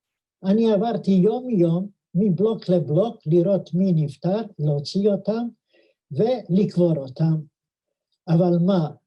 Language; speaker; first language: Hebrew; non-native, fluent; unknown